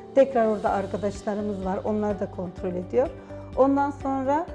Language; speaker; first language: Turkish; native; Turkish